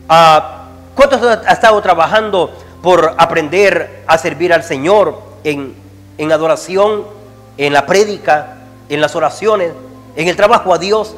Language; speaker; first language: Spanish; native; Spanish